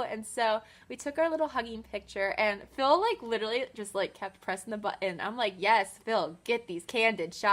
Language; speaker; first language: English; native; English